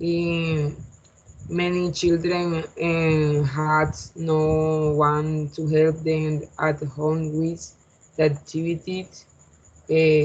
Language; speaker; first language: English; non-native, learner; Spanish